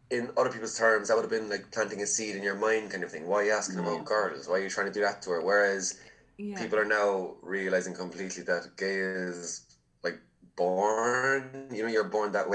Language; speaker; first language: English; native; English